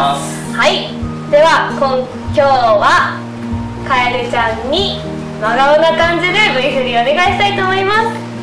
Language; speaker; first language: Japanese; native; Japanese